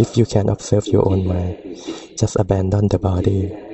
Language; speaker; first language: English; non-native, fluent; Thai